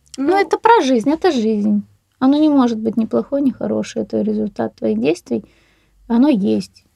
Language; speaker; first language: Russian; native; Russian